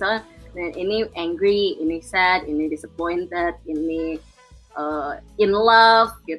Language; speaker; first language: Indonesian; early bilingual, heritage; Indonesian